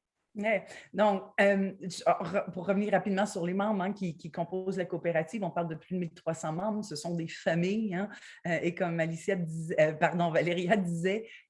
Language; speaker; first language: French; native; French